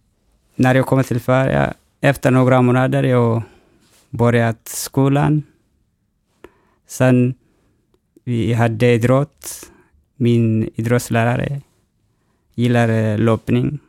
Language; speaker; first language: Swedish; non-native, learner; Oromo